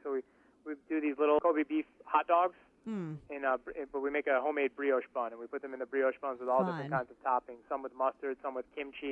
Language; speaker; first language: English; native; English